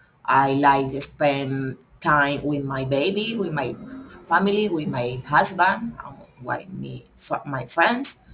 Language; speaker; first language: English; non-native, learner; Spanish